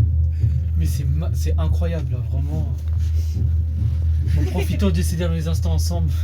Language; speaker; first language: French; native; French